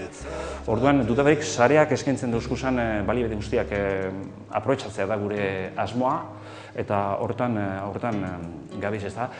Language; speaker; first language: Basque; native; Basque